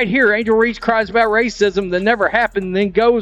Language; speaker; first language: English; native; English